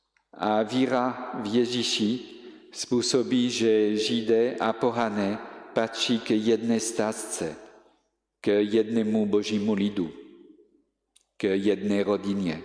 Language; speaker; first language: Czech; non-native, fluent; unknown